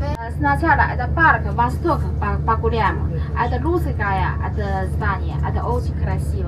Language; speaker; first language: Russian; non-native, learner; Chinese